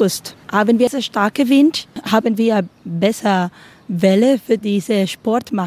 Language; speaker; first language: German; non-native, learner; Spanish